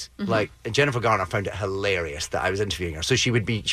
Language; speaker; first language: English; native; English